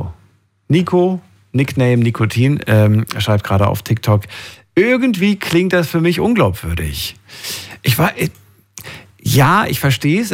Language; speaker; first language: German; native; German